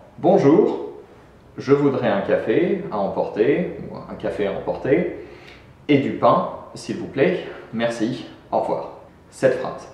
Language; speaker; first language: French; native; French